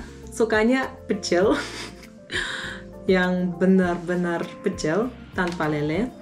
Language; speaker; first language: Indonesian; non-native, fluent; Russian